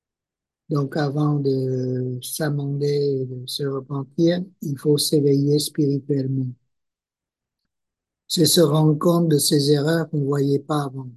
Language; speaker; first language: French; non-native, fluent; Vietnamese